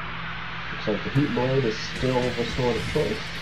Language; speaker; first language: English; native; English